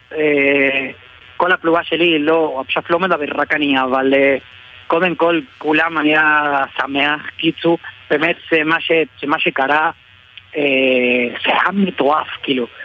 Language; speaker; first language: Hebrew; non-native, fluent; Spanish